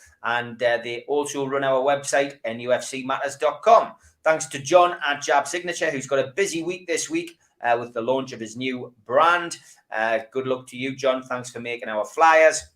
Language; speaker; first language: English; native; English